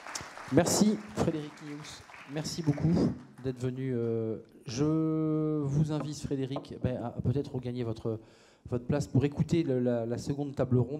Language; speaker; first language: French; native; French